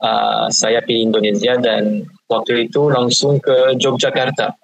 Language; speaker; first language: Indonesian; non-native, fluent; French